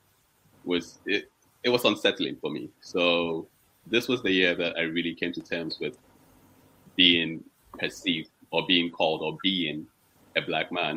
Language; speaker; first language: English; non-native, local second language; Akan